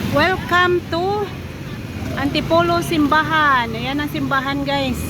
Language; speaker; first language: Filipino; non-native, local second language; Cebuano